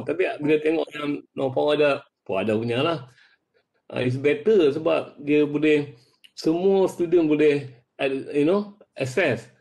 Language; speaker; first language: Malay; native; Malay